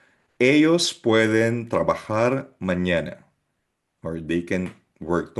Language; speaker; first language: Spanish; non-native, fluent; Filipino